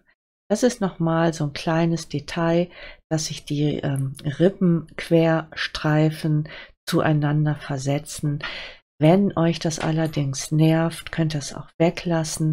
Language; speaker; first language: German; native; German